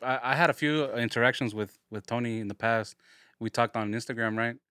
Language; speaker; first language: English; early bilingual, other home language; Spanish